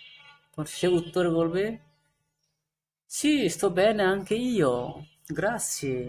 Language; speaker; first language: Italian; non-native, learner; Bangla